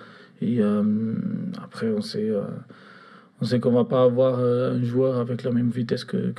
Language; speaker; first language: French; non-native, fluent; Portuguese